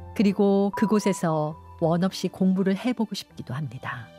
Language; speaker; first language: Korean; native; Korean